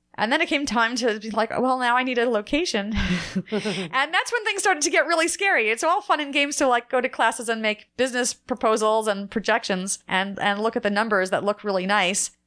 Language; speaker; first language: English; native; English